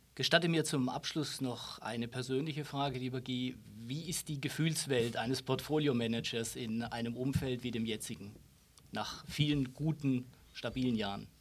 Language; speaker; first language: German; non-native, local second language; Luxembourgish